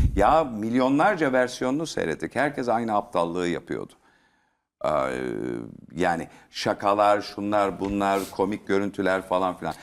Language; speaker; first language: Turkish; native; Turkish